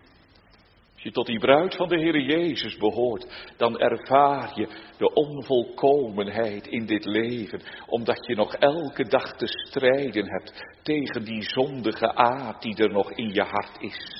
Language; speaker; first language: Dutch; native; Dutch